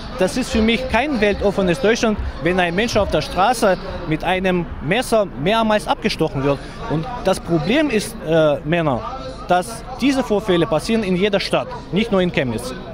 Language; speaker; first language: German; native; German